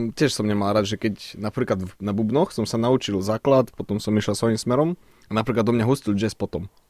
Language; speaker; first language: Slovak; early bilingual, other home language; Czech